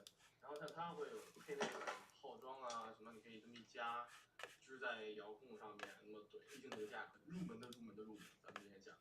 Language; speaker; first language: Chinese; native; Chinese